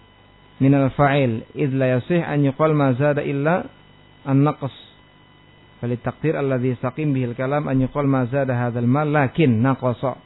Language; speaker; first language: Arabic; non-native, fluent; Indonesian